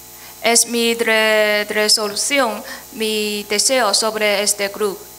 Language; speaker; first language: Spanish; non-native, fluent; Chinese